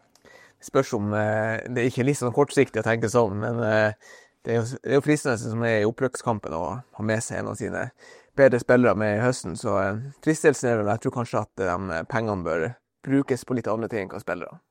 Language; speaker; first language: Norwegian; native; Norwegian